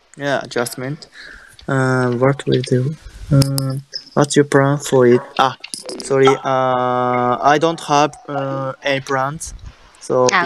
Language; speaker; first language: English; non-native, learner; Japanese